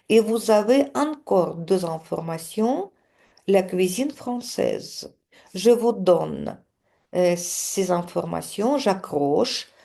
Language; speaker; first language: French; non-native, fluent; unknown